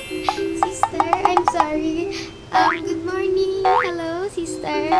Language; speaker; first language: English; non-native, local second language; Filipino